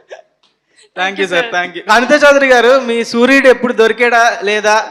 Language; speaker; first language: Telugu; native; Telugu